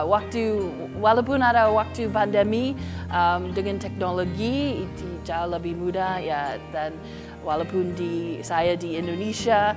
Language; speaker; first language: Indonesian; non-native, learner; English